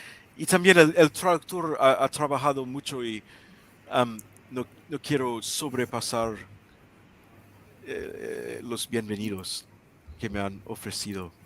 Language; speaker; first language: Spanish; non-native, learner; English